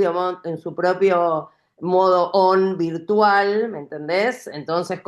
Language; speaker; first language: Spanish; native; Spanish